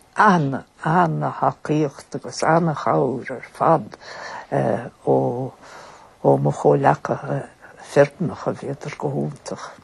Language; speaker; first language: Irish; native; Irish